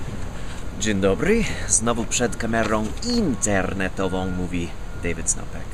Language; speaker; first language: Polish; non-native, fluent; English